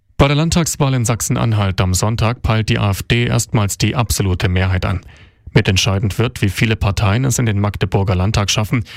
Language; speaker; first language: German; native; German